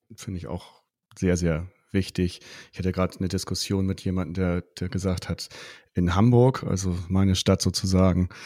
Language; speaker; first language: German; native; German